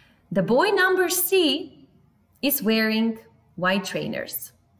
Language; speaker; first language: English; non-native, fluent; Macedonian